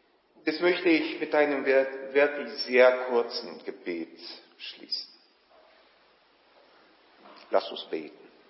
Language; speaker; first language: German; non-native, fluent; Polish